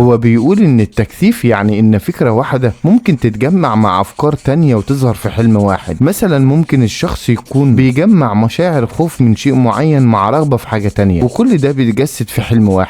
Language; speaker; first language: Arabic; native; Arabic